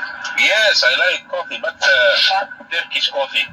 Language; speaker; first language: English; non-native, learner; Arabic